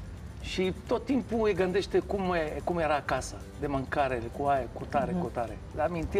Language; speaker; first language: Romanian; non-native, learner; Hebrew